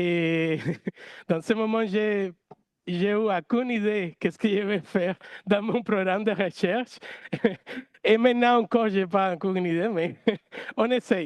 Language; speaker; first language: French; non-native, fluent; Spanish